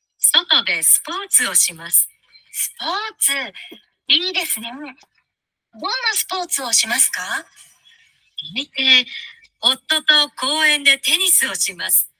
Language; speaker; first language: Japanese; non-native, learner; Bangla